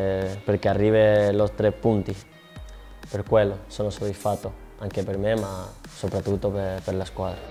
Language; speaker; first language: Italian; non-native, fluent; Spanish